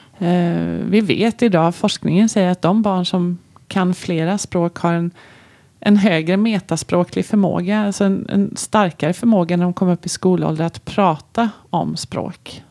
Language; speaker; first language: Swedish; native; Swedish